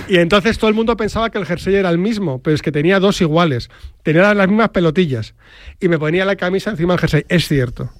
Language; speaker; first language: Spanish; native; Spanish